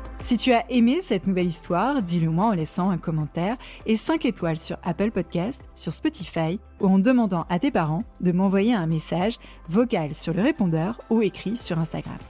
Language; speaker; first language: French; native; French